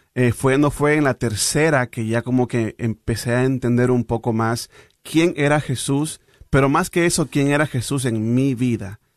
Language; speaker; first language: Spanish; native; Spanish